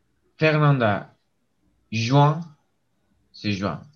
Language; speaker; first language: French; non-native, learner; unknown